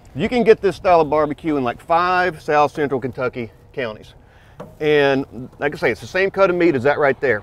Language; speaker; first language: English; native; English